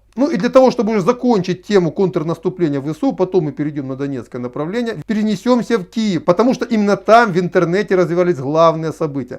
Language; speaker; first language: Russian; native; Russian